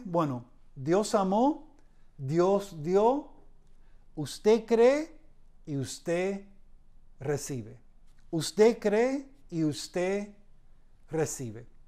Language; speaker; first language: Spanish; early bilingual, heritage; Spanish